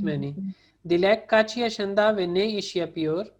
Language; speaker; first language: Turkish; non-native, fluent; Urdu